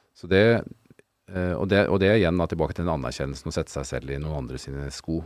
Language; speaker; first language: Norwegian; native; Norwegian